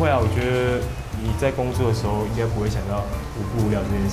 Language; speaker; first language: Chinese; native; Chinese